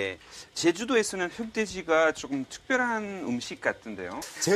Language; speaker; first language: Korean; non-native, fluent; French